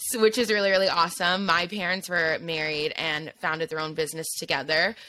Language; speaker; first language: English; native; English